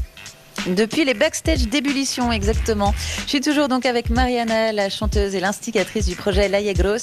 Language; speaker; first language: French; native; French